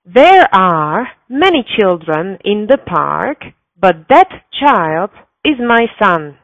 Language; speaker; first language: English; non-native, fluent; Slovak